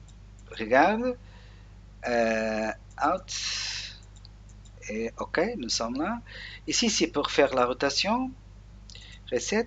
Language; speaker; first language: French; non-native, learner; Portuguese